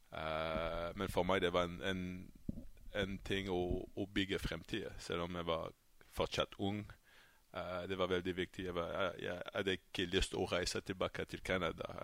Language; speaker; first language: Norwegian; non-native, fluent; French